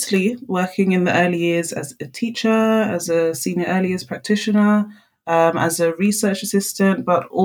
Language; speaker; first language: English; non-native, local second language; Akan